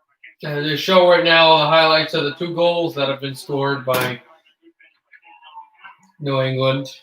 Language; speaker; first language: English; native; English